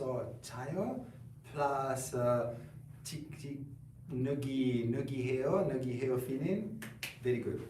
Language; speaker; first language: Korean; non-native, learner; Italian